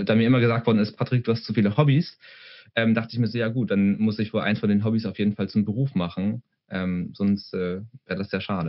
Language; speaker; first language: German; native; German